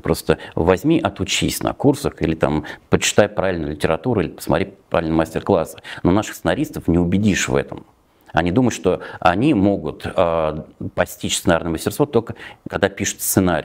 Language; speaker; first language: Russian; native; Russian